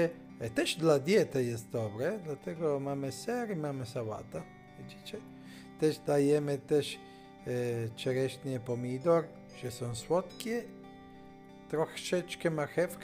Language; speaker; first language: Polish; non-native, fluent; Italian